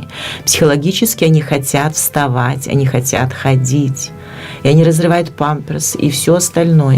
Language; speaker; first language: Russian; native; Russian